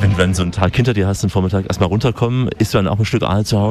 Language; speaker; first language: German; native; German